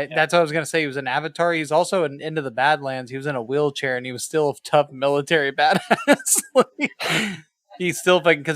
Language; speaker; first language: English; native; English